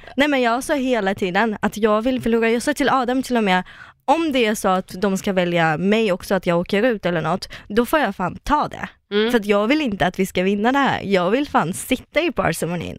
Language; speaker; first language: Swedish; non-native, fluent; Russian